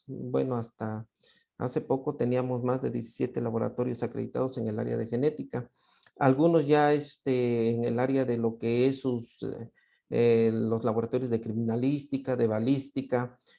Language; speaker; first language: Spanish; native; Spanish